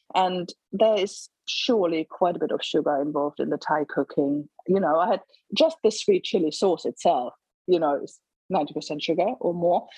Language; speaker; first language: English; non-native, fluent; German